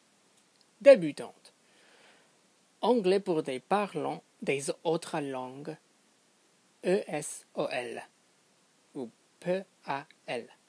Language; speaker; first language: French; non-native, fluent; English